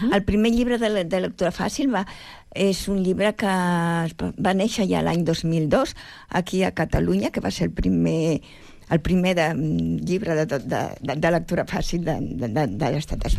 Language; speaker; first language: Catalan; native; Catalan